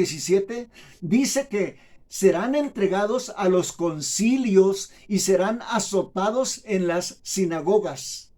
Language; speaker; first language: Spanish; native; Spanish